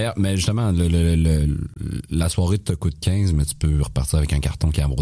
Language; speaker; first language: French; native; French